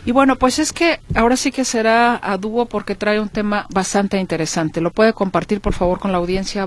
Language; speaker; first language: Spanish; native; Spanish